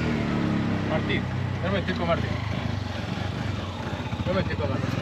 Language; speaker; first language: Spanish; native; Spanish